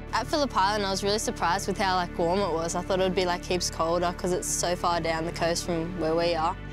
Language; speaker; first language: English; native; English